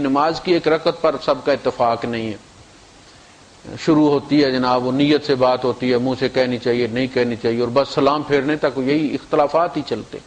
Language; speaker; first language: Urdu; non-native, local second language; Punjabi